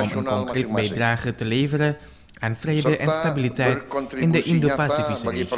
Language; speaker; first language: Dutch; non-native, fluent; Indonesian